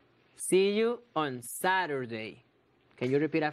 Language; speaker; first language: English; non-native, fluent; Spanish